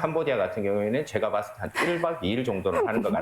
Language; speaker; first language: Korean; native; Korean